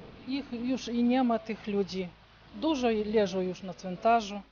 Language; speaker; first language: Ukrainian; early bilingual, heritage; Ukrainian